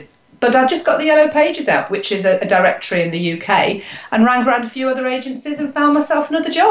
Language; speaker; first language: English; native; English